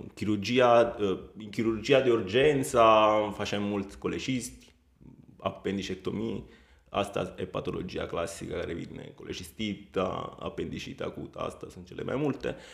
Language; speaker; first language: Romanian; non-native, fluent; Italian